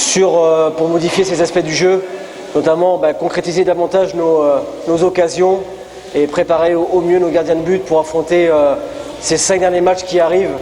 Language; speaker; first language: French; native; French